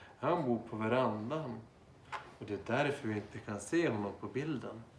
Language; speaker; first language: Swedish; non-native, fluent; Korean